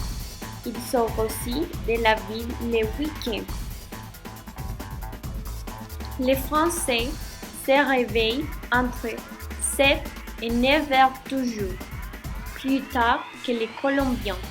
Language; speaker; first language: French; non-native, learner; Spanish